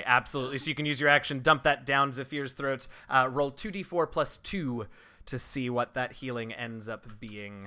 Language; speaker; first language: English; native; English